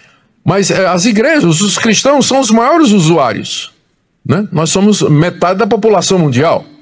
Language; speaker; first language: Portuguese; native; Portuguese